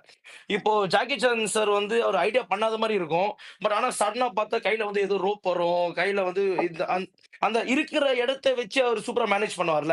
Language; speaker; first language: Tamil; native; Tamil